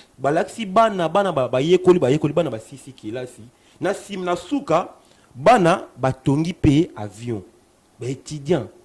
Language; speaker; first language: Lingala; native; Lingala